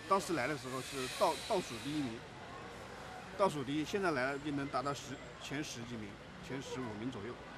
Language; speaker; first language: Chinese; native; Chinese